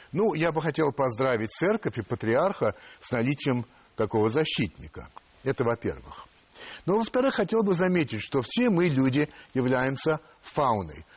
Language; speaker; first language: Russian; non-native, fluent; French